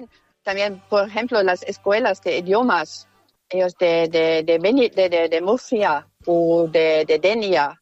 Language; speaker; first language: Spanish; non-native, fluent; German